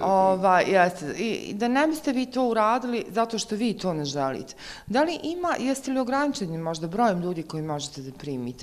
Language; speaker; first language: Croatian; native; Croatian